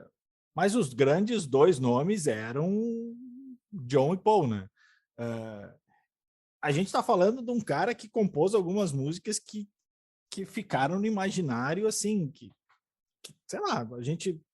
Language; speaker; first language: Portuguese; native; Portuguese